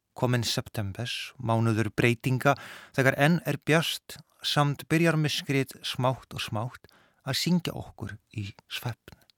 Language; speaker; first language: Icelandic; non-native, fluent; Polish